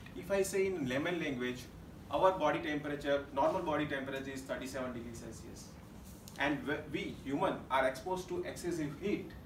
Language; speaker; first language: English; non-native, local second language; Gujarati